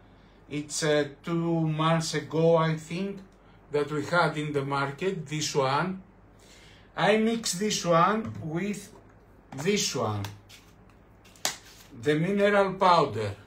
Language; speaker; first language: English; non-native, fluent; Greek